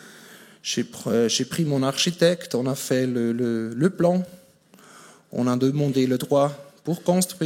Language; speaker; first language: French; non-native, fluent; German